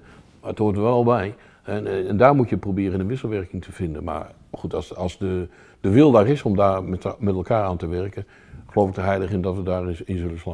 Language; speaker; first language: Dutch; native; Dutch